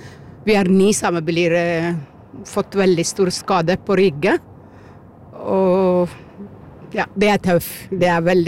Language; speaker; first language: Norwegian; early bilingual, other home language; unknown